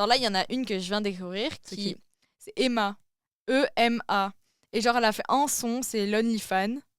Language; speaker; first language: French; native; French